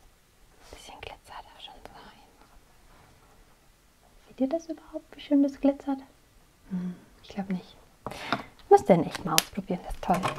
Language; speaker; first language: German; native; German